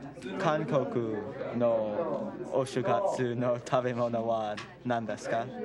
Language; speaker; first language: Japanese; non-native, fluent; English